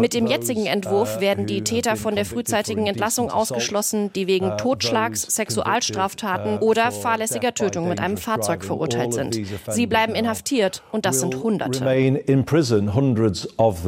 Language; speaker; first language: German; native; German